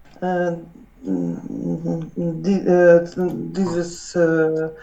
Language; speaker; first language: German; non-native, learner; Ukrainian